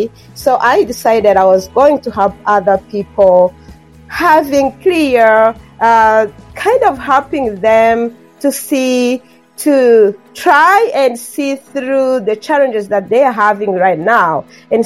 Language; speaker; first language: English; non-native, local second language; Kinyarwanda